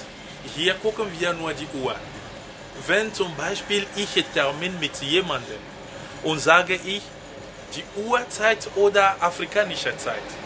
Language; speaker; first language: German; non-native, fluent; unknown